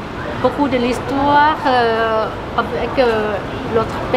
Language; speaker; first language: French; non-native, learner; Thai